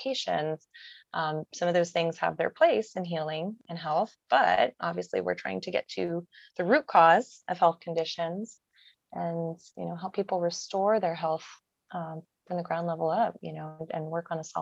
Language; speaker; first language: English; native; English